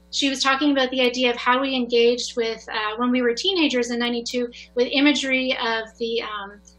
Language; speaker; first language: English; native; English